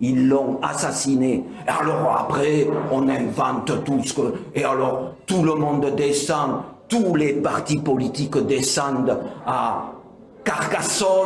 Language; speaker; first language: French; native; French